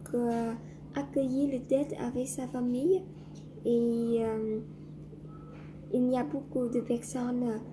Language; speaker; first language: French; non-native, learner; Vietnamese